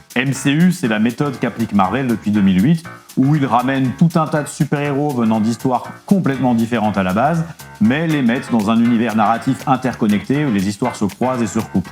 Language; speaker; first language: French; native; French